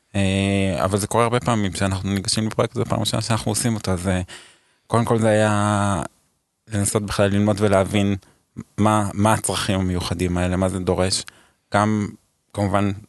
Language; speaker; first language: Hebrew; early bilingual, other home language; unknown